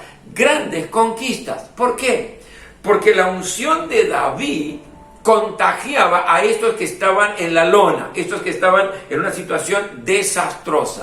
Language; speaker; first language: Spanish; native; Spanish